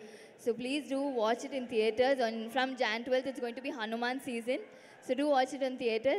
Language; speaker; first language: Telugu; non-native, local second language; Tamil